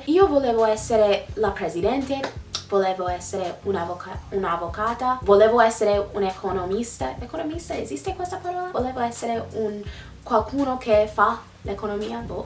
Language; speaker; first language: Italian; non-native, fluent; English